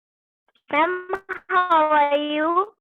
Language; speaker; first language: English; non-native, learner; Hindi